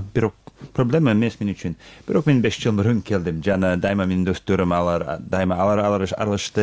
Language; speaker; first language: Kyrgyz; non-native, learner; English